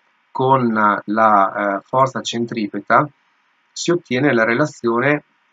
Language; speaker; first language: Italian; native; Italian